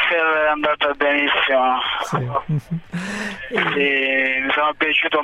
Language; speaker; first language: Italian; non-native, learner; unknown